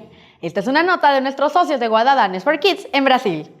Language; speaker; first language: Spanish; native; Spanish